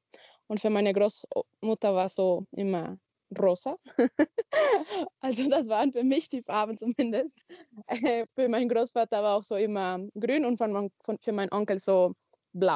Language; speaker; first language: German; non-native, learner; Spanish